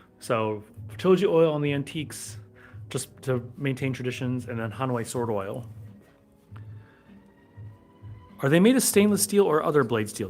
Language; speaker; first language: English; native; English